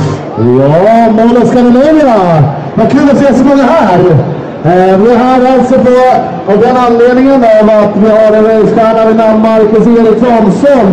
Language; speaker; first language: Swedish; native; Swedish